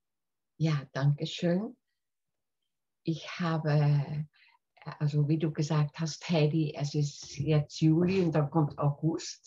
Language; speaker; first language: German; non-native, fluent; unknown